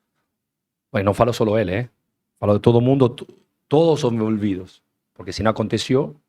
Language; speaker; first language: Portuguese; non-native, learner; Spanish